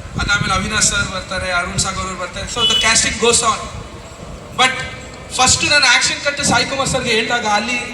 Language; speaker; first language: Kannada; native; Kannada